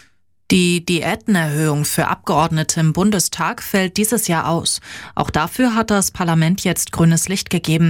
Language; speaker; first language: German; native; German